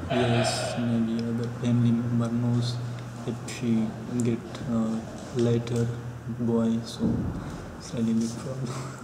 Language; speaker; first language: English; non-native, learner; Pashto